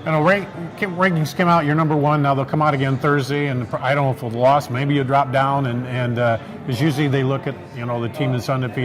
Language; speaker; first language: English; native; English